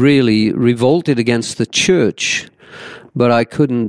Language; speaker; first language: English; native; English